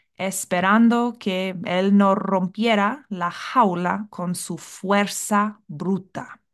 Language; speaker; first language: Spanish; non-native, fluent; English